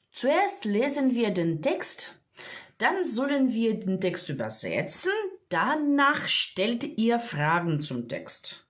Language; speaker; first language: German; non-native, fluent; Ukrainian